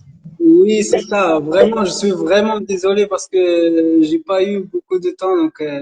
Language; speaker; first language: French; non-native, local second language; Arabic